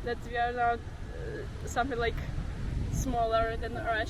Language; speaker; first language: English; non-native, fluent; Ukrainian